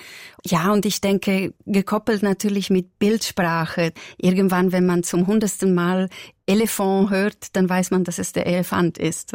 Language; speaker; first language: German; non-native, local second language; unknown